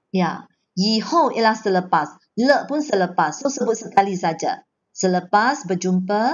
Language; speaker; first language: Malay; non-native, fluent; Chinese